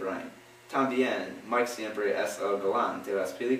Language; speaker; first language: Spanish; non-native, learner; English